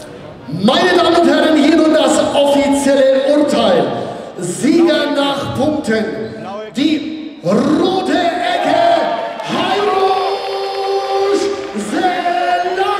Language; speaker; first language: German; native; German